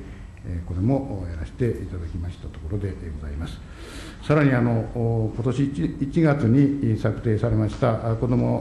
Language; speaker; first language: Japanese; native; Japanese